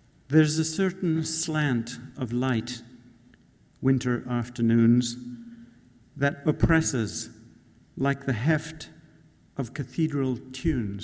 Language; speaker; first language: English; native; English